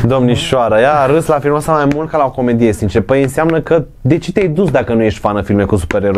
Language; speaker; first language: Romanian; native; Romanian